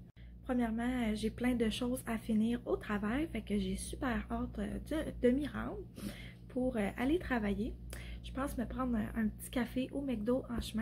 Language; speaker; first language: French; native; French